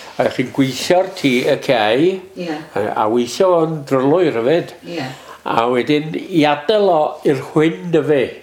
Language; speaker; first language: Welsh; native; Welsh